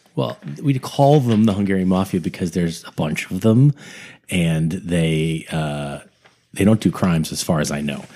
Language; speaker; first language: English; native; English